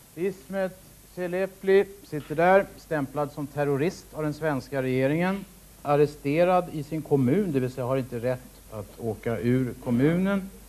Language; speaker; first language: Swedish; native; Swedish